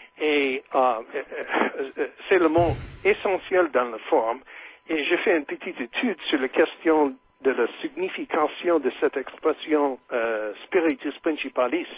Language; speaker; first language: French; non-native, fluent; English